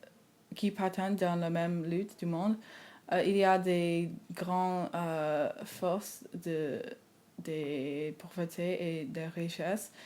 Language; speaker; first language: French; non-native, learner; English